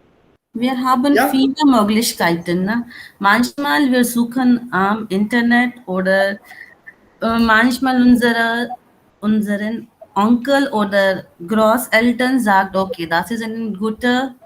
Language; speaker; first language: German; non-native, learner; Hindi